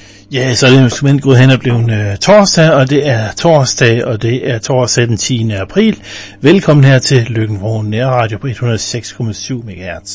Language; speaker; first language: Danish; native; Danish